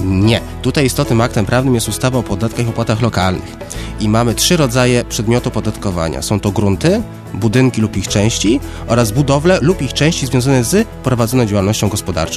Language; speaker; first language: Polish; native; Polish